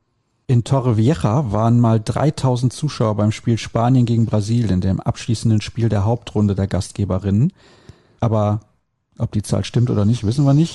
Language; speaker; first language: German; native; German